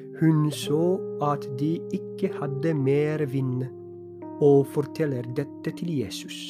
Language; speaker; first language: Norwegian; non-native, fluent; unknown